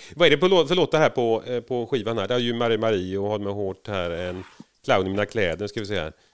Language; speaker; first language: Swedish; native; Swedish